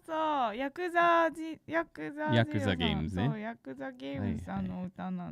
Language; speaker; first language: Japanese; native; Japanese